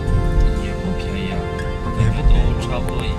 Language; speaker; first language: Chinese; native; Chinese